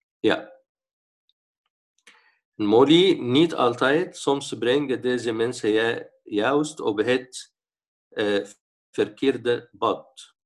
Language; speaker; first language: Dutch; non-native, fluent; Arabic